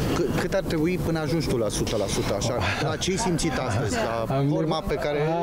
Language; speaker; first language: Romanian; native; Romanian